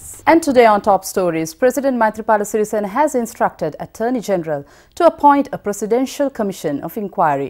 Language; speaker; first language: English; non-native, local second language; Sinhala